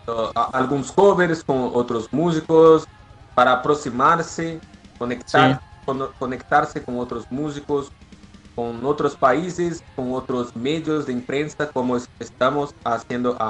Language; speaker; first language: Spanish; non-native, learner; Portuguese